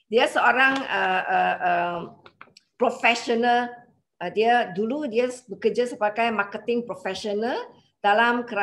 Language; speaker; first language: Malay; non-native, local second language; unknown